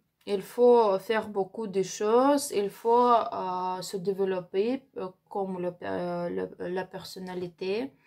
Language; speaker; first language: French; non-native, learner; Ukrainian